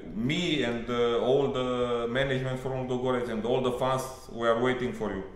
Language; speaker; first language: English; non-native, learner; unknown